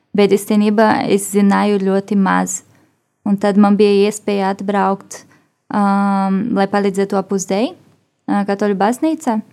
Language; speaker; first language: Latvian; non-native, fluent; Portuguese